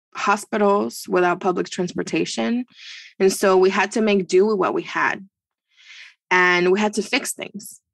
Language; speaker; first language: English; non-native, fluent; Spanish